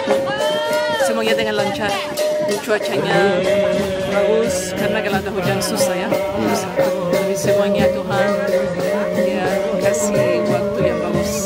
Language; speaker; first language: Indonesian; non-native, fluent; Spanish